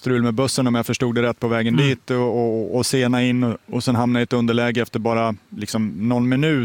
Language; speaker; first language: Swedish; native; Swedish